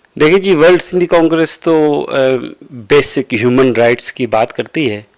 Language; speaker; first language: Urdu; non-native, local second language; Sindhi